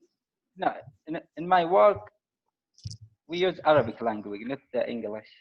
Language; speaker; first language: English; non-native, learner; Arabic